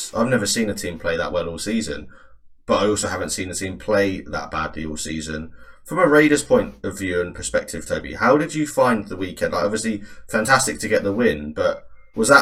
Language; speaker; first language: English; native; English